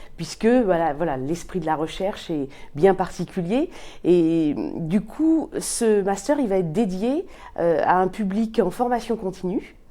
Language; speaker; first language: French; native; French